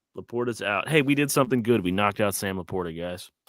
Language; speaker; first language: English; native; English